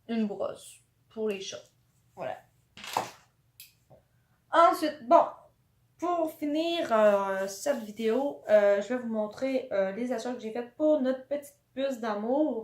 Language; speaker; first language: French; native; French